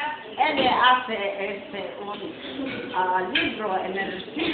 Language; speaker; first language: Spanish; non-native, local second language; Chavacano